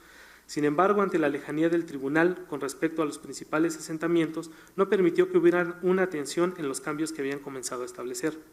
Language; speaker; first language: Spanish; native; Spanish